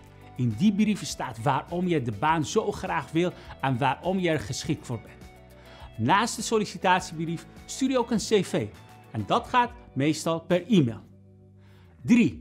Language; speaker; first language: Dutch; non-native, fluent; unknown